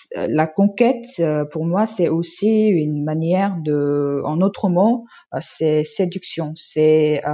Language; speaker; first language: French; non-native, fluent; Korean